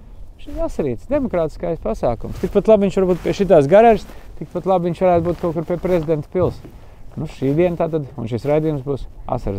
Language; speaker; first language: Latvian; native; Latvian